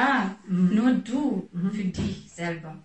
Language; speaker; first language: German; non-native, fluent; Russian